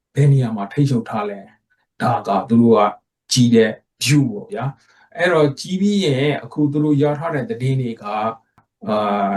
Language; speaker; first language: Burmese; native; Burmese